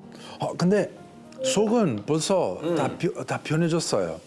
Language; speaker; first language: Korean; non-native, fluent; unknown